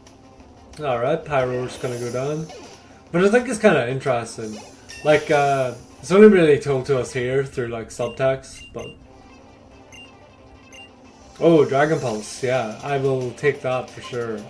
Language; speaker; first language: English; native; English